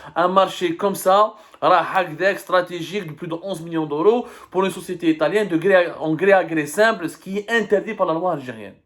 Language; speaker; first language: French; non-native, local second language; Arabic